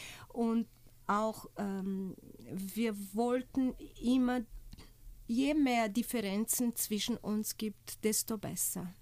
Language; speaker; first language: German; non-native, fluent; Portuguese